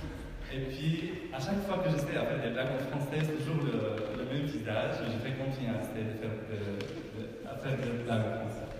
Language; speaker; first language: French; non-native, fluent; Arabic